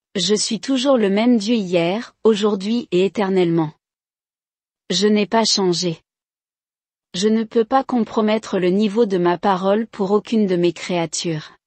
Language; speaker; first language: French; non-native, local second language; Rundi